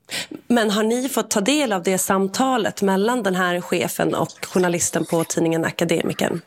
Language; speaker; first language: Swedish; native; Swedish